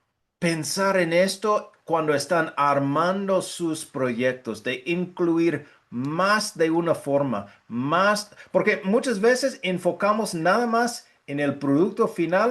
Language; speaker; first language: Spanish; non-native, fluent; English